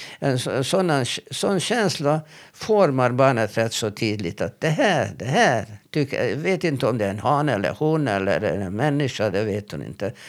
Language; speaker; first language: Swedish; non-native, fluent; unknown